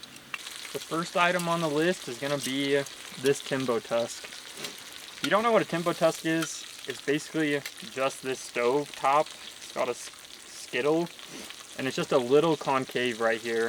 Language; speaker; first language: English; native; English